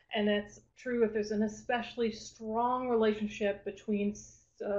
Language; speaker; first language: English; native; English